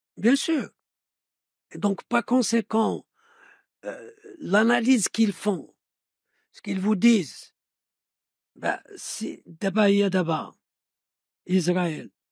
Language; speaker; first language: French; non-native, local second language; Arabic